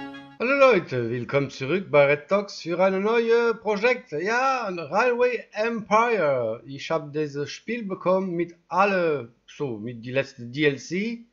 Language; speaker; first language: German; non-native, learner; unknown